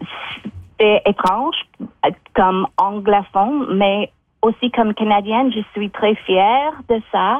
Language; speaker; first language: French; non-native, local second language; English